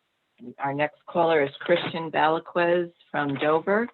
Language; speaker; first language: English; native; English